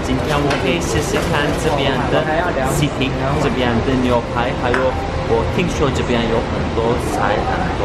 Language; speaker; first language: Chinese; non-native, learner; Turkish